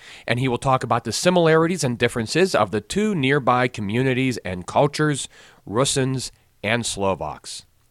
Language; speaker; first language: English; native; English